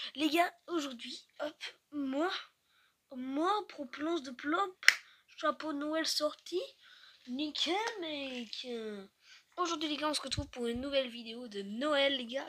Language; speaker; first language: French; native; French